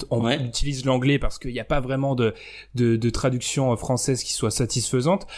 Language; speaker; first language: French; native; French